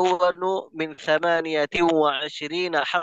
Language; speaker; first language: Arabic; non-native, learner; Bangla